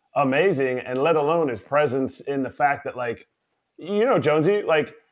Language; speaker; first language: English; native; English